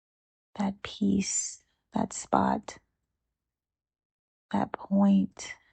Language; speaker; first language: English; native; English